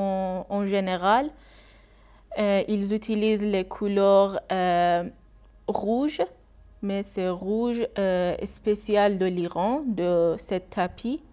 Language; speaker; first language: French; non-native, learner; Persian